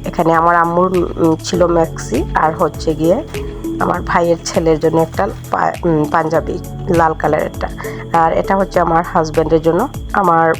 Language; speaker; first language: Bangla; non-native, local second language; Sylheti